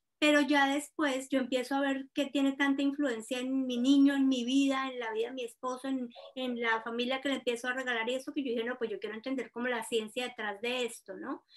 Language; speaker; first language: Spanish; native; Spanish